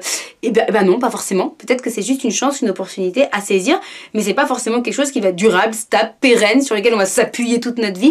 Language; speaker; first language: French; native; French